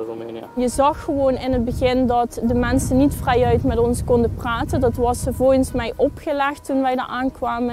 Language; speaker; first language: Dutch; native; Dutch